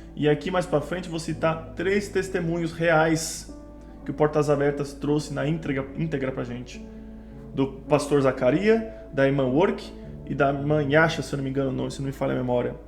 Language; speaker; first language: Portuguese; native; Portuguese